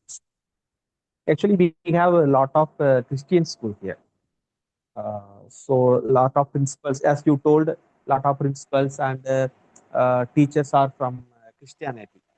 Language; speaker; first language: English; non-native, learner; Tamil